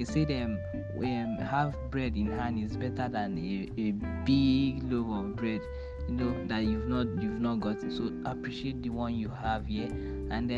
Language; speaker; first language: English; non-native, local second language; Igbo